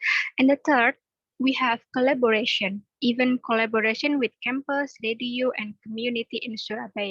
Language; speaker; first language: English; non-native, learner; Indonesian